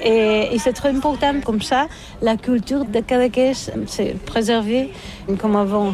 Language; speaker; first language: French; non-native, learner; Catalan